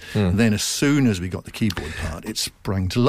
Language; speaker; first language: English; native; English